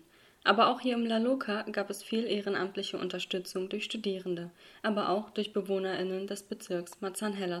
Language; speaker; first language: German; native; German